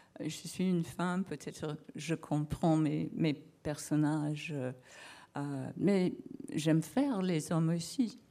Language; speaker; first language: French; non-native, learner; English